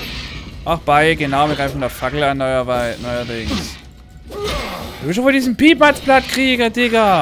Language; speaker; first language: German; native; German